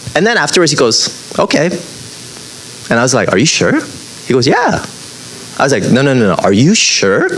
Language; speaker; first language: English; native; English